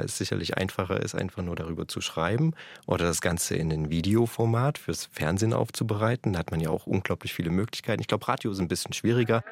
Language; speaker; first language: German; native; German